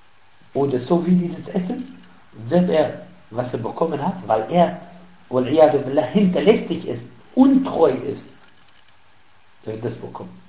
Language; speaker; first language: German; non-native, fluent; Arabic